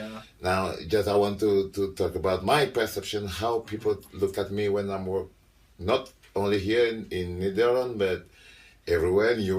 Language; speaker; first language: English; non-native, local second language; French